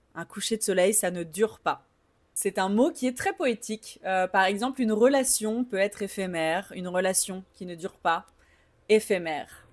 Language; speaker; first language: French; native; French